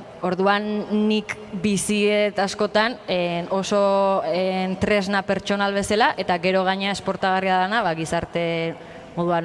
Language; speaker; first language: Basque; native; Basque